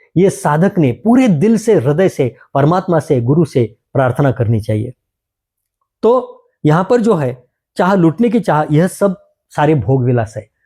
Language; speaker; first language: Hindi; non-native, local second language; Marathi